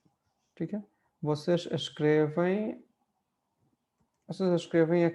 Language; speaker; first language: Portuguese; non-native, fluent; Hindi